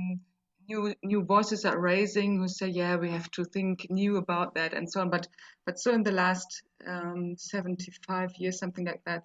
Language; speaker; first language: English; non-native, fluent; German